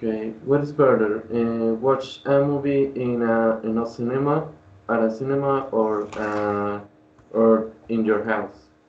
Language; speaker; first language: English; non-native, learner; Spanish